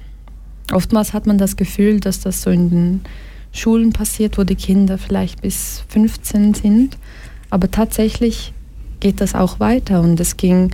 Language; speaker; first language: German; early bilingual, other home language; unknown